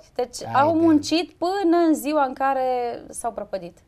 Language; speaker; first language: Romanian; native; Romanian